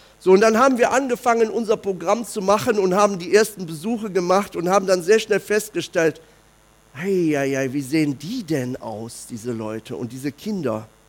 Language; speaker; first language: German; native; German